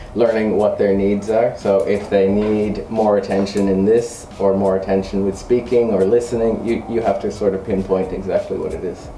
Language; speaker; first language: English; native; English